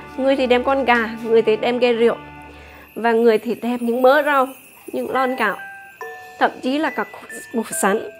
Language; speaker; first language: Vietnamese; non-native, local second language; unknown